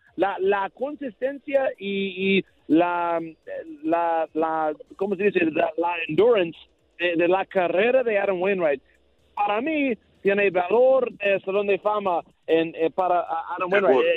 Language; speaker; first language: Spanish; non-native, learner; English